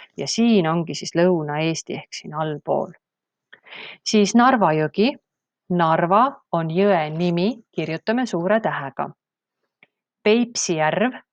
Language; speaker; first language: Estonian; native; Estonian